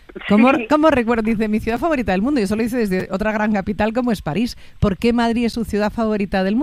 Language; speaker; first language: Spanish; native; Spanish